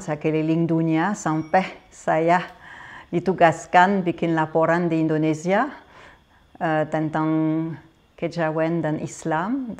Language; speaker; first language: Indonesian; non-native, fluent; French